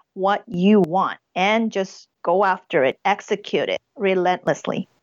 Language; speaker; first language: English; early bilingual, other home language; Korean